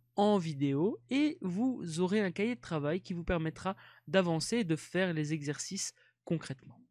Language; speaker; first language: French; native; French